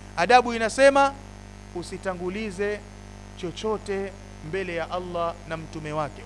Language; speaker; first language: Swahili; native; Swahili